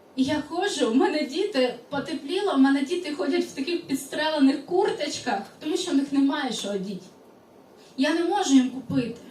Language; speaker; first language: Ukrainian; non-native, local second language; Russian